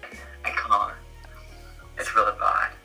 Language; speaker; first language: English; non-native, learner; Korean